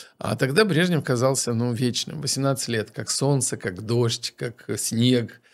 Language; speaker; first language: Russian; native; Russian